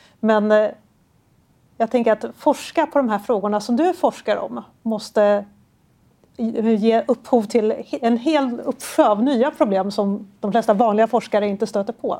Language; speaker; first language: Swedish; native; Swedish